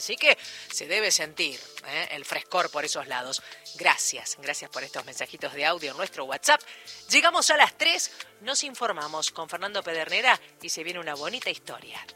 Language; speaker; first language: Spanish; native; Spanish